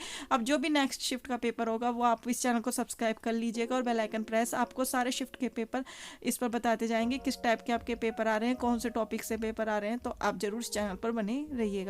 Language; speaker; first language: Hindi; native; Hindi